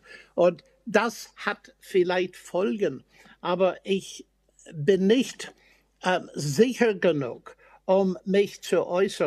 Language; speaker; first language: German; non-native, fluent; English